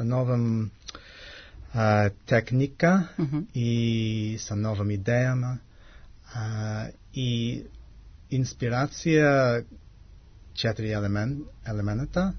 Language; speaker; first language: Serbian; non-native, learner; English